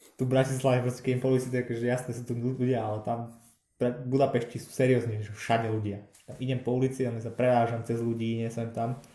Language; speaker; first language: Slovak; native; Slovak